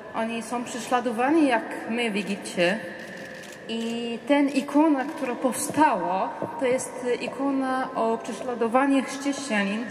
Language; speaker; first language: Polish; non-native, learner; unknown